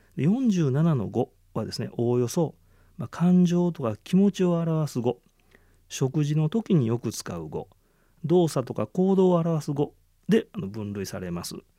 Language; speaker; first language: Japanese; native; Japanese